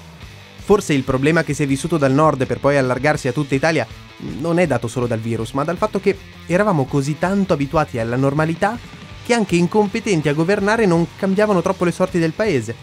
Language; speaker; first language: Italian; native; Italian